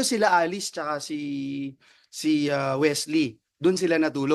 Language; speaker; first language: Filipino; native; Filipino